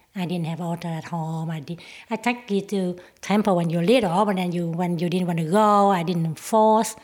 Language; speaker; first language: English; non-native, learner; Vietnamese